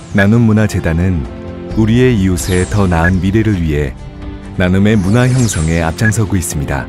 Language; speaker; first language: Korean; native; Korean